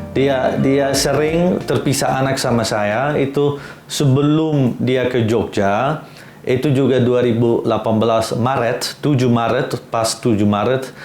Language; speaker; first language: Indonesian; non-native, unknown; Dutch